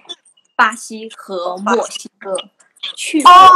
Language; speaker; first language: Chinese; non-native, learner; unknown